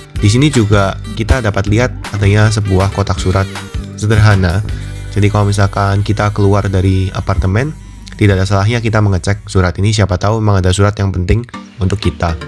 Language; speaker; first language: Indonesian; native; Indonesian